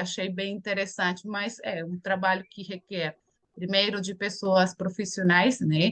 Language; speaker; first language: Portuguese; non-native, fluent; Spanish